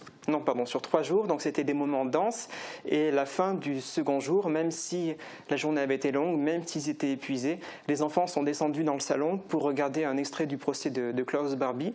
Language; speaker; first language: French; native; French